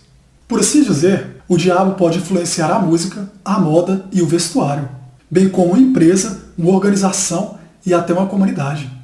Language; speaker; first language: Portuguese; native; Portuguese